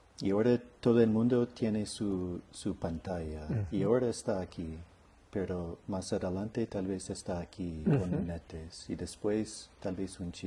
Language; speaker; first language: Spanish; non-native, learner; English